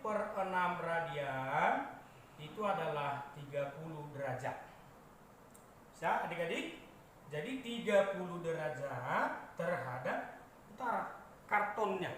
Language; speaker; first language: Indonesian; native; Indonesian